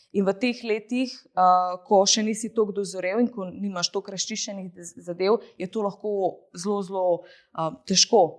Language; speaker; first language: Slovenian; early bilingual, other home language; Bosnian